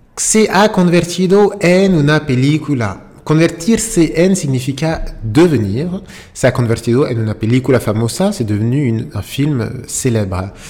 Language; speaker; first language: Spanish; non-native, fluent; French